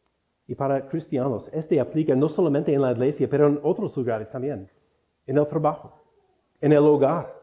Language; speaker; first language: Spanish; non-native, fluent; English